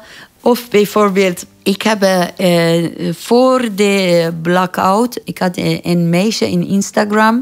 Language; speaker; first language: Dutch; non-native, fluent; Persian